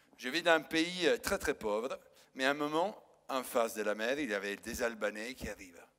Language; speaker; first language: French; non-native, fluent; Italian